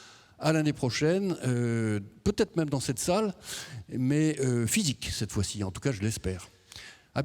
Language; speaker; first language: French; native; French